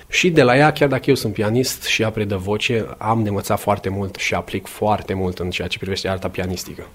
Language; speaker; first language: Romanian; native; Romanian